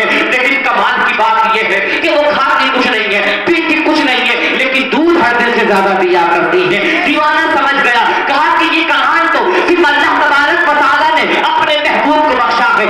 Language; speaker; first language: Urdu; native; Urdu